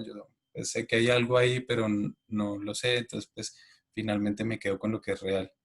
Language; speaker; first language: Spanish; native; Spanish